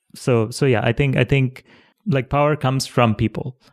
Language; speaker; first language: English; non-native, local second language; Bangla